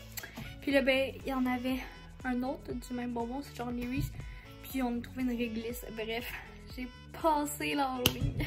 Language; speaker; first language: French; native; French